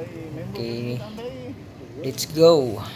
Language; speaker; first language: English; non-native, learner; Filipino